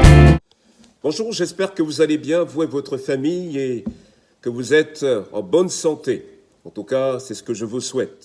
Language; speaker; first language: French; native; French